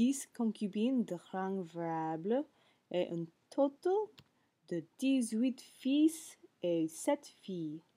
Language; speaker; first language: French; non-native, learner; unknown